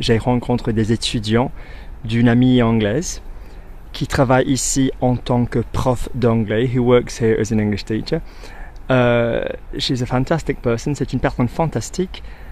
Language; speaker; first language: French; non-native, fluent; English